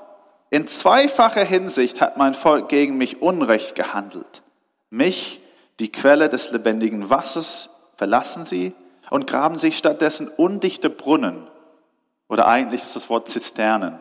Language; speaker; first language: German; non-native, fluent; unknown